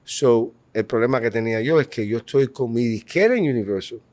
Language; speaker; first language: Spanish; early bilingual, heritage; Spanish